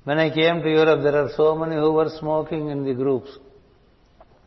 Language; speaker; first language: English; non-native, local second language; Telugu